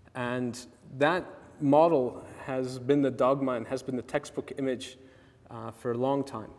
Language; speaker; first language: English; native; English